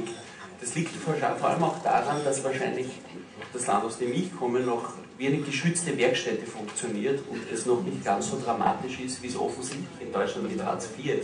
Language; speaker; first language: German; native; German